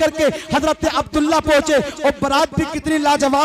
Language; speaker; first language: Hindi; native; Hindi